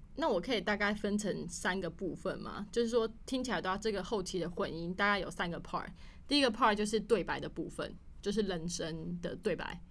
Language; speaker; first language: Chinese; native; Chinese